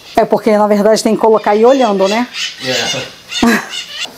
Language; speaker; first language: Portuguese; native; Portuguese